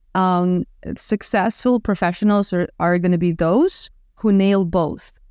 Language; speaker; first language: English; non-native, fluent; Russian